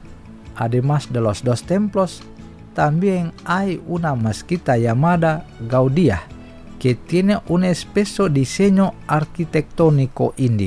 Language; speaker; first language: Spanish; non-native, fluent; Indonesian